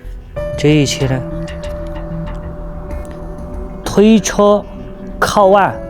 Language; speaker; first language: Chinese; native; Chinese